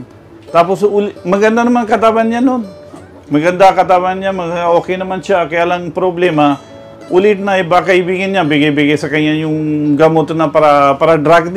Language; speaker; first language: Filipino; non-native, learner; Punjabi